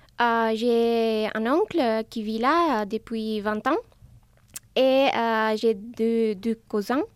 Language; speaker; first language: French; non-native, fluent; Spanish